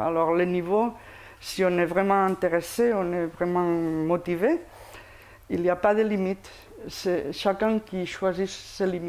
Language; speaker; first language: French; non-native, fluent; Spanish